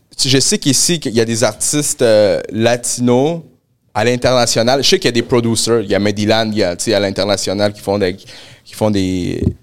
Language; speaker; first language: French; early bilingual, other home language; Spanish